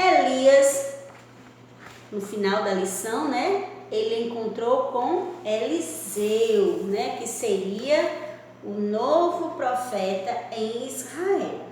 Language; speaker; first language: Portuguese; native; Portuguese